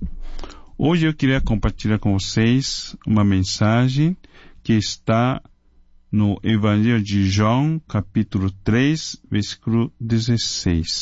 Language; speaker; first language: Portuguese; non-native, fluent; Chinese